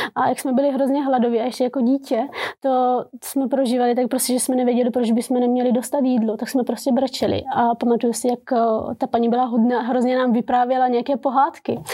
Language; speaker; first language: Czech; early bilingual, other home language; Persian